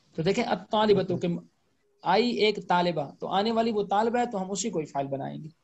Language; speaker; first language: Urdu; native; Urdu